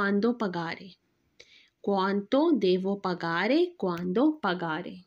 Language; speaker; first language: Italian; non-native, fluent; Urdu